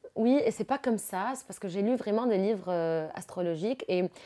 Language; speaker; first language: French; non-native, local second language; Arabic